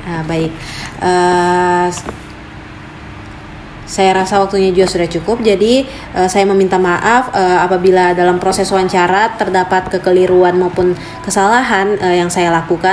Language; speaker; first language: Indonesian; native; Indonesian